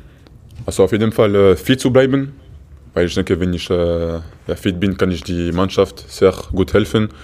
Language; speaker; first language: German; non-native, fluent; Portuguese